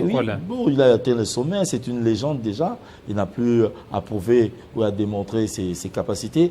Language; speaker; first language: French; non-native, local second language; Lingala